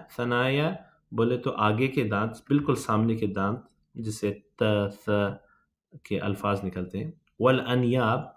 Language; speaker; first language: Urdu; native; Urdu